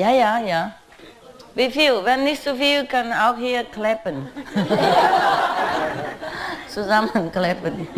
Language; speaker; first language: German; non-native, learner; Vietnamese